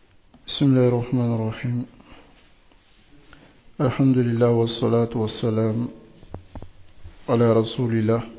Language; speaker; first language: Arabic; non-native, fluent; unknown